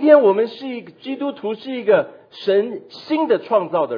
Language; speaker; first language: Chinese; native; Chinese